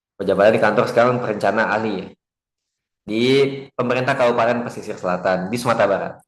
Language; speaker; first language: Indonesian; native; Indonesian